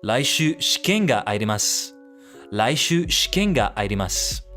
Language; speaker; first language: Japanese; non-native, learner; English